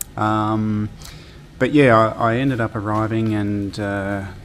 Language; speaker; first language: English; native; English